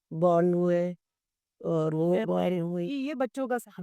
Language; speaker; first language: Hindi; native; Hindi